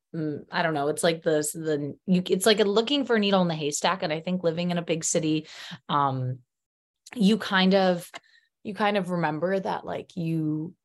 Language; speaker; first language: English; early bilingual, other home language; Polish